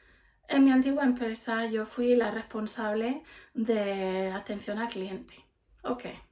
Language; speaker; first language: Spanish; non-native, fluent; English